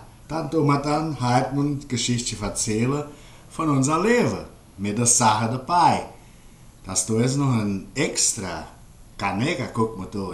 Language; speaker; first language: German; early bilingual, heritage; German